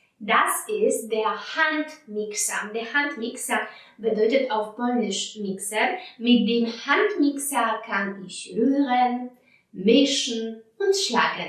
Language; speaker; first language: German; non-native, fluent; Polish